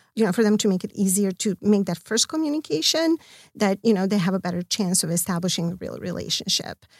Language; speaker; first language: English; non-native, fluent; Serbian